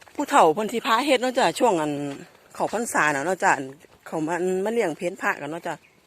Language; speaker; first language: Thai; native; Thai